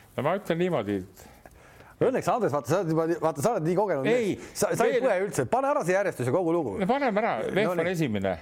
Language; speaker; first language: Estonian; native; Estonian